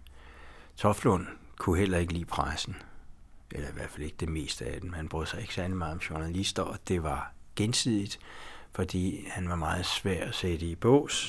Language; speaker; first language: Danish; native; Danish